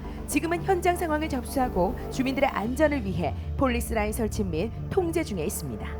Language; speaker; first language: Korean; native; Korean